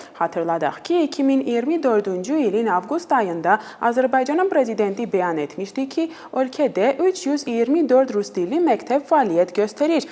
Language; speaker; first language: Azerbaijani; non-native, fluent; Armenian